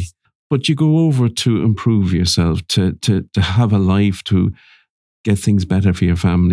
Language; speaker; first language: English; native; English